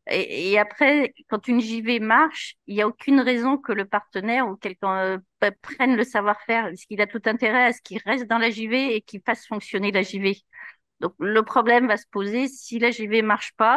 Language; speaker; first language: French; native; French